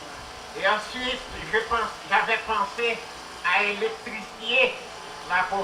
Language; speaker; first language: French; non-native, local second language; Haitian Creole